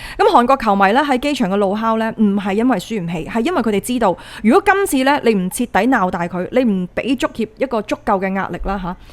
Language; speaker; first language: Cantonese; native; Cantonese